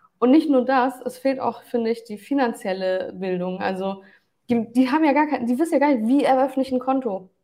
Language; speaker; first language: German; early bilingual, other home language; Turkish